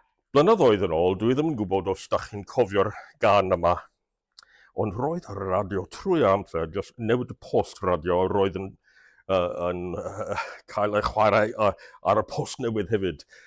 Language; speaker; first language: Welsh; non-native, fluent; English